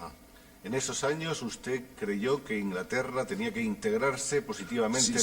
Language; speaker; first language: Spanish; native; Spanish